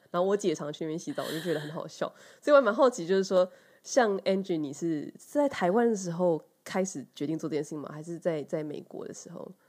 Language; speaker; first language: Chinese; native; Chinese